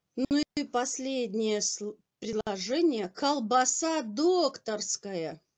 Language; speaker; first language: Russian; native; Russian